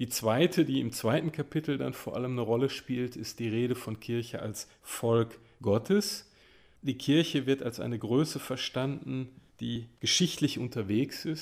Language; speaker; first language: German; native; German